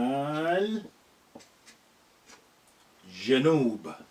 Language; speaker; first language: Arabic; non-native, fluent; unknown